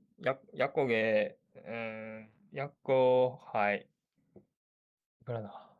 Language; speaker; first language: Cantonese; non-native, learner; Japanese